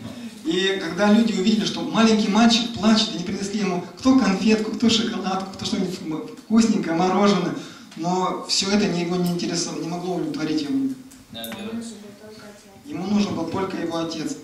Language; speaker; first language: Russian; native; Russian